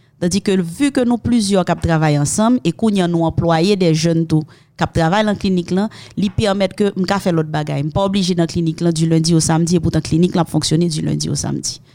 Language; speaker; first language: French; non-native, local second language; Haitian Creole